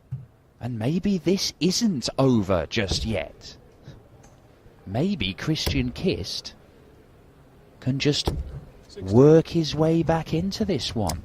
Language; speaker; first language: English; native; English